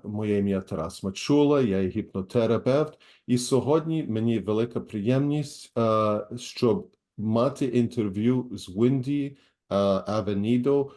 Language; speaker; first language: Ukrainian; early bilingual, heritage; Ukrainian